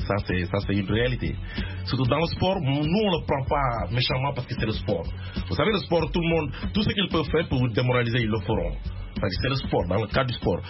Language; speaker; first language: French; non-native, local second language; Wolof